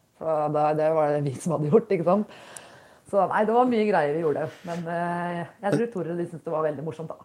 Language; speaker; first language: Norwegian; native; Norwegian